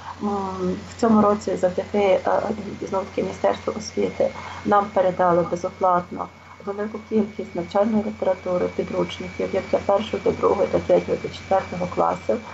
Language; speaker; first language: Ukrainian; native; Ukrainian